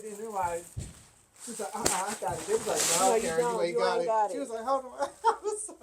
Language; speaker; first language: English; native; English